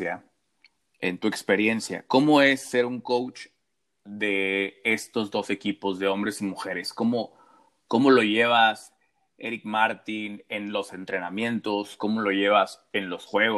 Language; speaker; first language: Spanish; native; Spanish